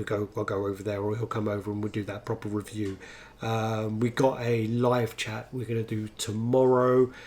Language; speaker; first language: English; native; English